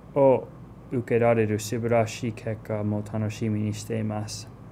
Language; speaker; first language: Japanese; non-native, fluent; English